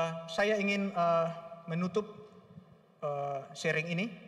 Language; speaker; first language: Indonesian; non-native, local second language; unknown